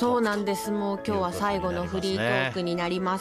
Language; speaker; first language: Japanese; native; Japanese